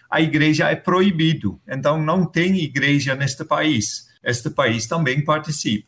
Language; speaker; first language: Portuguese; non-native, fluent; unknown